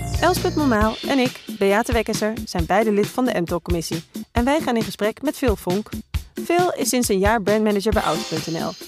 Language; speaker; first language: Dutch; native; Dutch